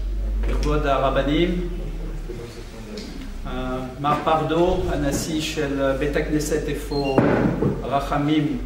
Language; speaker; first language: Hebrew; non-native, fluent; French